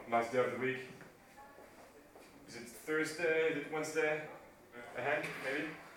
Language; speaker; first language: English; non-native, fluent; French